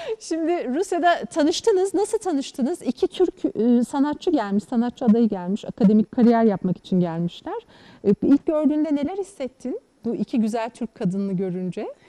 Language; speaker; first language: Turkish; native; Turkish